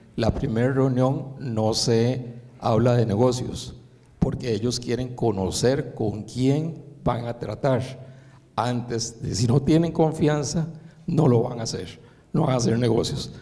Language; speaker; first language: Spanish; early bilingual, other home language; Chinese